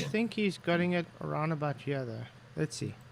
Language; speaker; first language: English; native; English